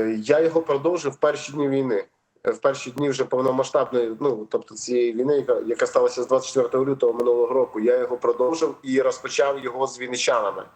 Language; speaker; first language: Ukrainian; native; Ukrainian